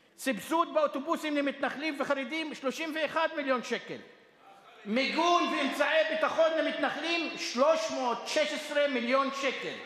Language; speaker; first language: Hebrew; non-native, local second language; Arabic